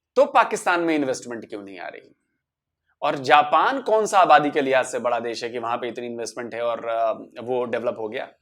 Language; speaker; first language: Hindi; native; Hindi